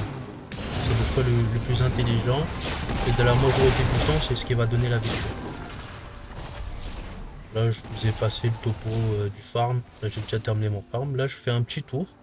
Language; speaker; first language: French; native; French